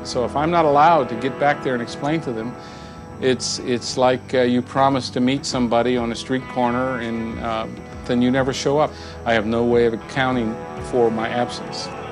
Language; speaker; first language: English; native; English